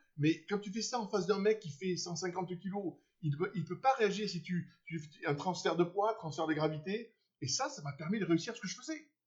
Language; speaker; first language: French; native; French